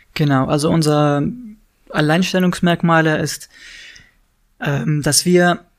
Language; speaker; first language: German; non-native, fluent; Arabic